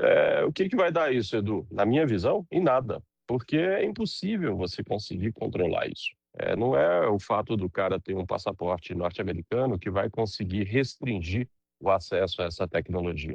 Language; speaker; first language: Portuguese; native; Portuguese